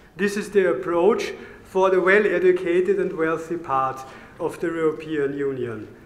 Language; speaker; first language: English; non-native, fluent; German